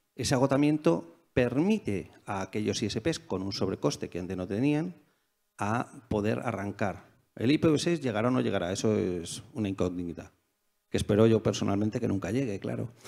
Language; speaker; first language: Spanish; native; Spanish